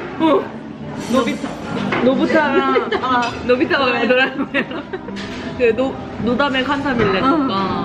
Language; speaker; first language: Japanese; non-native, fluent; Korean